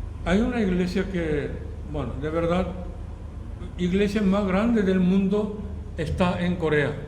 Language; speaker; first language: Spanish; non-native, learner; Korean